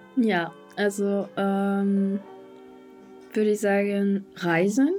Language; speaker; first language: German; non-native, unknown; French